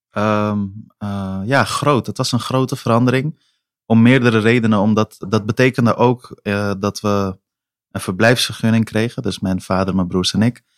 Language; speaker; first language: Dutch; early bilingual, other home language; Persian